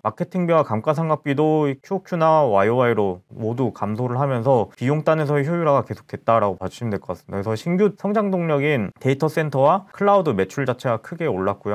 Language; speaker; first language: Korean; native; Korean